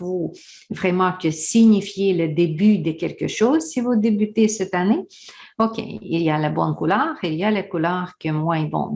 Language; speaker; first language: French; non-native, learner; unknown